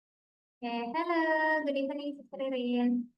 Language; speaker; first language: English; non-native, fluent; Indonesian